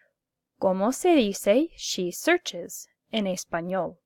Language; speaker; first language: Spanish; non-native, fluent; English